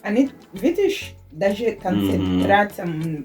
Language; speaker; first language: Russian; non-native, fluent; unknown